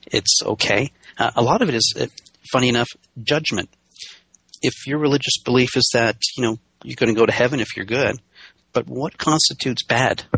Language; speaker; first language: English; native; English